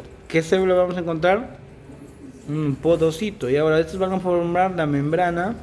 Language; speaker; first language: Spanish; native; Spanish